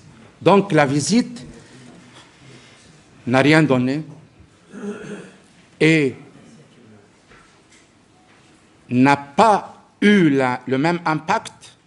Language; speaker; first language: French; non-native, local second language; Arabic